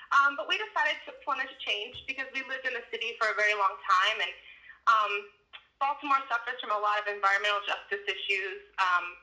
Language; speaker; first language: English; native; English